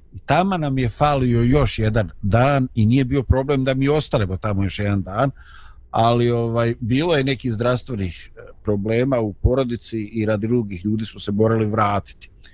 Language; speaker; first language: Bosnian; native; Bosnian